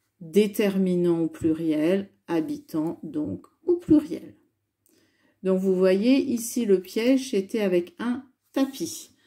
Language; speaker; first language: French; native; French